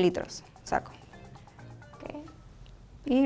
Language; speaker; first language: Spanish; native; Spanish